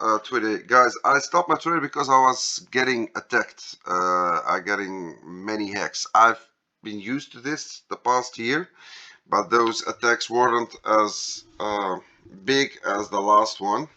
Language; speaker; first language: English; non-native, fluent; Dutch